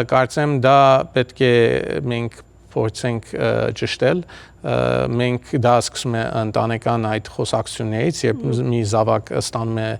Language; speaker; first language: Armenian; early bilingual, heritage; Armenian